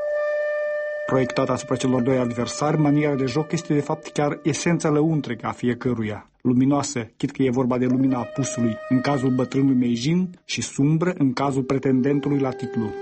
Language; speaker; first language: Romanian; native; Romanian